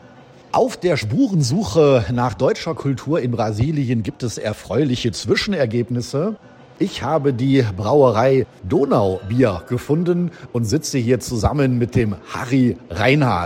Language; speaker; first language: German; native; German